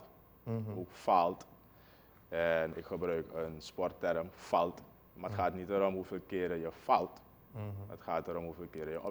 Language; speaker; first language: Dutch; native; Dutch